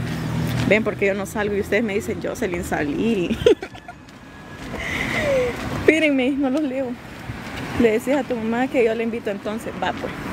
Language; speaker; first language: Spanish; native; Spanish